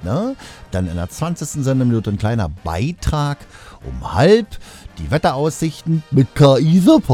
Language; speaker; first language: German; native; German